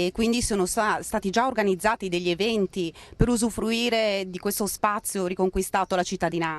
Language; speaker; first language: Italian; native; Italian